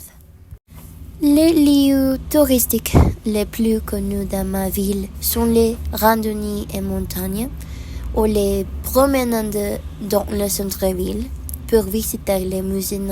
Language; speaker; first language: French; non-native, learner; Spanish